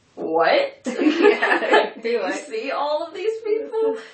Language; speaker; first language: English; native; English